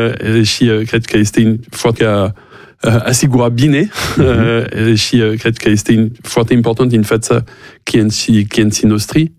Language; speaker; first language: Romanian; non-native, fluent; French